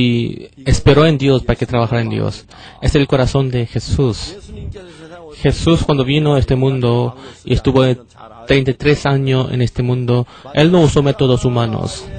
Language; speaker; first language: Spanish; non-native, fluent; Korean